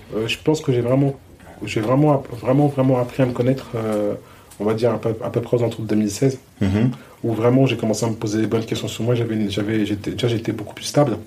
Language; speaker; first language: French; native; French